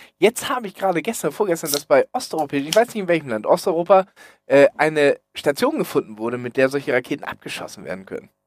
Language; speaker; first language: German; native; German